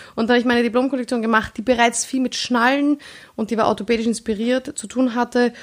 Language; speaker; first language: German; native; German